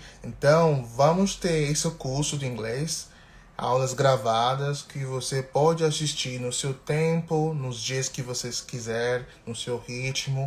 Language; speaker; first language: Portuguese; non-native, fluent; English